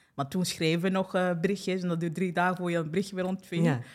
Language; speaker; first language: Dutch; early bilingual, other home language; Kinyarwanda